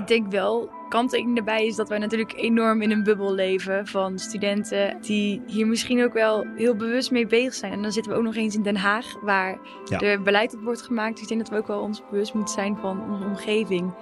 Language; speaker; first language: Dutch; native; Dutch